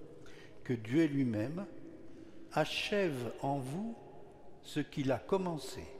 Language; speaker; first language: French; native; French